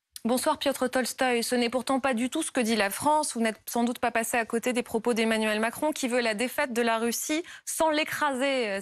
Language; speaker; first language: French; native; French